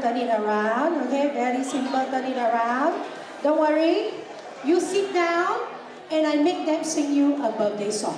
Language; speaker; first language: English; non-native, local second language; Chinese